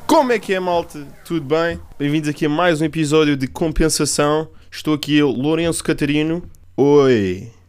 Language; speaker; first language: Portuguese; native; Portuguese